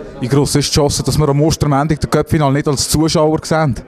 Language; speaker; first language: German; native; German